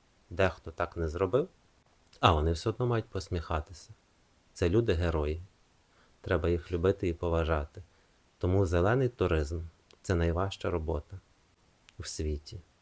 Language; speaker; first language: Ukrainian; non-native, fluent; Italian